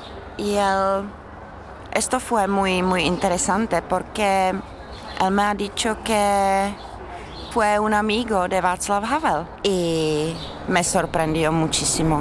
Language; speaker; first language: Spanish; non-native, learner; Czech